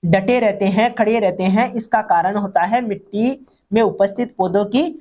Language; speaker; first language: Hindi; non-native, local second language; Rajasthani